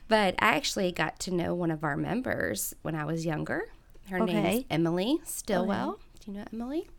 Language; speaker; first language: English; native; English